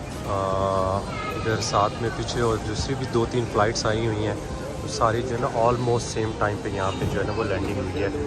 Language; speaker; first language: Hindi; native; Hindi